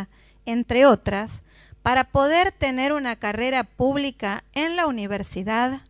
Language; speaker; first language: Spanish; native; Spanish